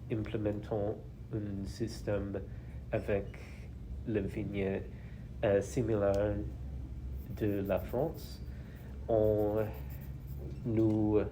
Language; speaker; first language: French; non-native, learner; English